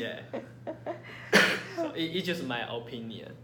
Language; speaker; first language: English; non-native, learner; Chinese